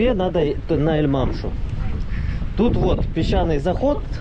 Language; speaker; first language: Russian; native; Russian